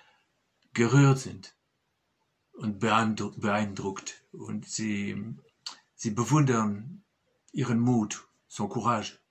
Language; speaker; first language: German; non-native, fluent; French